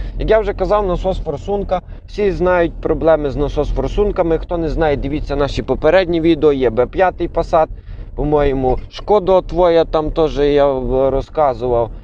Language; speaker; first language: Ukrainian; native; Ukrainian